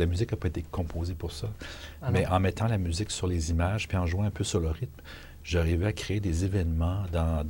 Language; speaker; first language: French; native; French